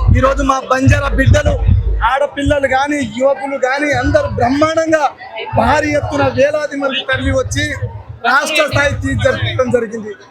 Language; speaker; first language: Telugu; non-native, local second language; Lambadi